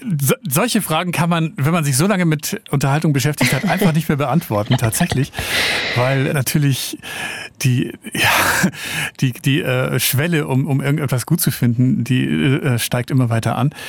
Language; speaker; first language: German; native; German